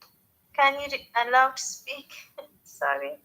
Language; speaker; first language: English; non-native, learner; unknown